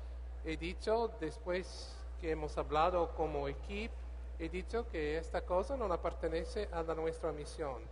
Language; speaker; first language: Spanish; non-native, learner; English